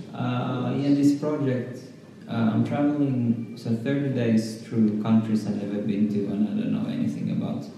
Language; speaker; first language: English; non-native, fluent; Finnish